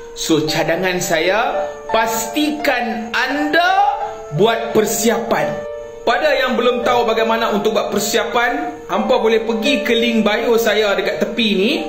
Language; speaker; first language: Malay; native; Malay